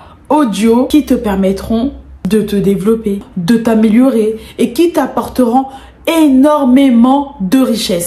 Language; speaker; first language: French; native; French